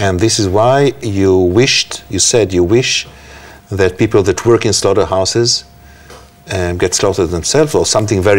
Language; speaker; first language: English; non-native, fluent; Hebrew